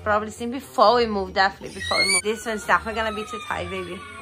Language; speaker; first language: English; non-native, fluent; Portuguese